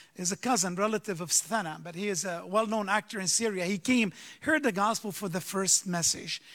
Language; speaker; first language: English; early bilingual, other home language; Arabic